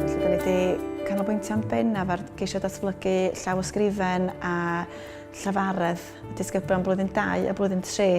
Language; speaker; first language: Welsh; native; Welsh